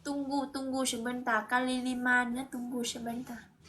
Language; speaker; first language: Indonesian; non-native, learner; Vietnamese